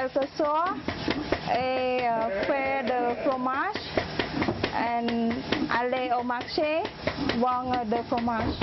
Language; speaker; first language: French; non-native, learner; Khmer